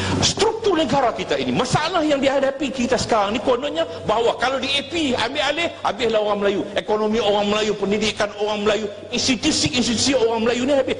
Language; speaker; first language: Malay; native; Malay